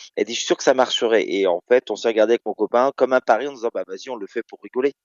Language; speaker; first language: French; native; French